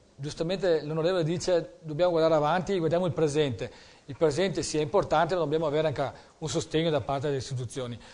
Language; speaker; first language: Italian; native; Italian